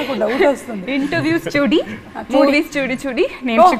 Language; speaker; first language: Telugu; non-native, learner; Tamil